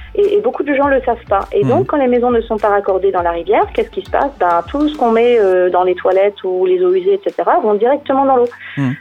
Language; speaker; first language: French; native; French